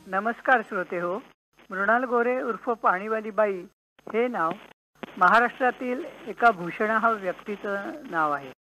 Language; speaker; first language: Marathi; native; Marathi